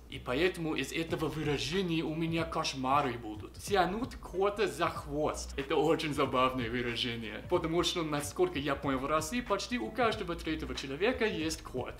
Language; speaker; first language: Russian; non-native, fluent; English